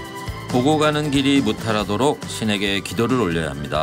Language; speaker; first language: Korean; native; Korean